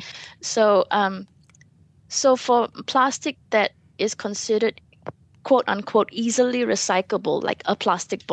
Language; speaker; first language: English; non-native, local second language; Malay